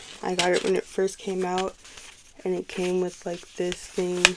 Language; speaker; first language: English; native; English